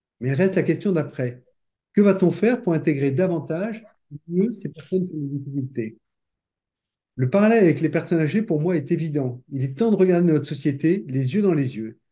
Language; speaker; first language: French; native; French